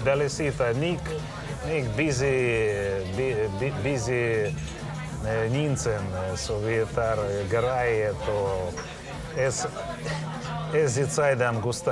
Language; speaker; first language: Basque; non-native, learner; Russian